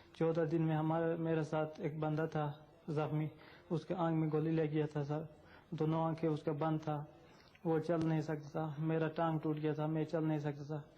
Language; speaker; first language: Urdu; non-native, local second language; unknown